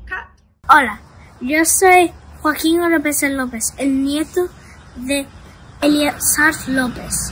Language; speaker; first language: Spanish; early bilingual, heritage; Spanish